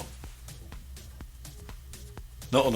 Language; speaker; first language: French; native; French